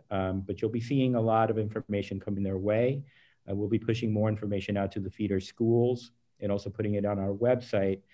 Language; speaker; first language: English; early bilingual, other home language; Spanish